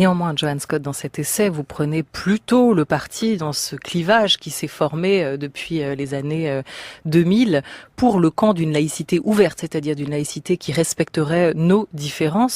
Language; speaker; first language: French; native; French